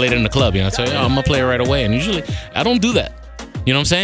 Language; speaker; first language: English; early bilingual, other home language; Spanish